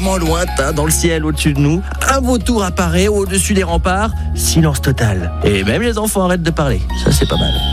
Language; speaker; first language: French; native; French